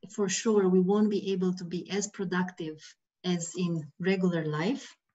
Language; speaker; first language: English; non-native, fluent; Romanian